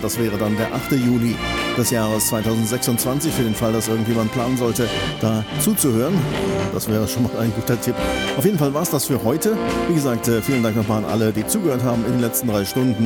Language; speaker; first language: German; native; German